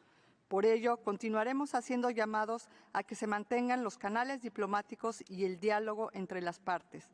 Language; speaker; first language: Spanish; native; Spanish